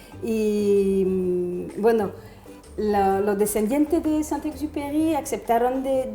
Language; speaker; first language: Spanish; non-native, fluent; French